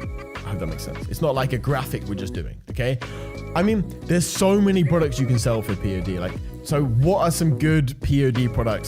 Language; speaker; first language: English; native; English